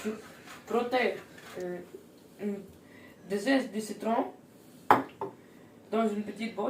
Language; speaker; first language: French; non-native, learner; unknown